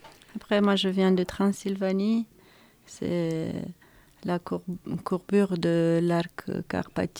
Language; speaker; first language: French; non-native, fluent; Romanian